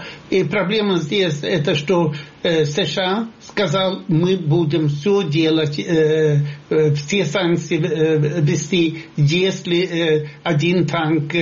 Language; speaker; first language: Russian; non-native, fluent; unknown